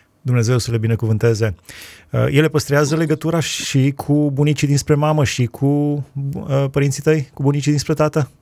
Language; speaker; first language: Romanian; native; Romanian